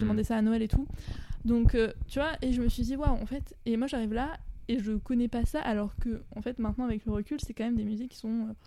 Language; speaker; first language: French; native; French